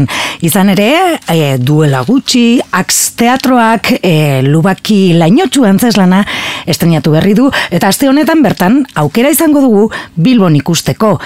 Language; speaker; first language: Basque; native; Basque